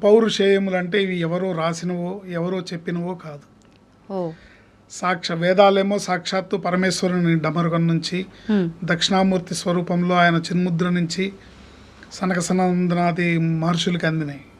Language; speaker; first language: Telugu; native; Telugu